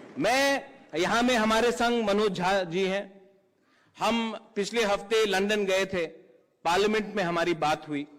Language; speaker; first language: Hindi; non-native, local second language; Kok Borok